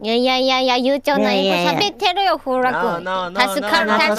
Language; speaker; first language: Japanese; native; Japanese